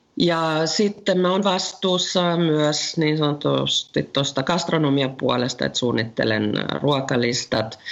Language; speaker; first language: Finnish; native; Finnish